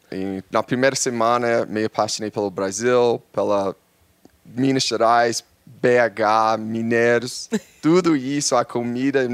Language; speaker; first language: Portuguese; non-native, fluent; English